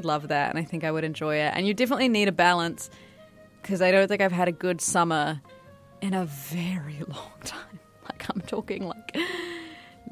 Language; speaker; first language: English; native; English